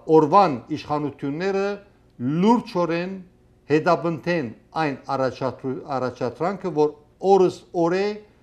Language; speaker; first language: Armenian; early bilingual, heritage; Armenian